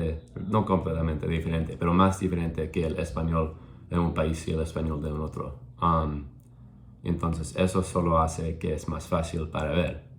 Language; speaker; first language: Spanish; non-native, learner; English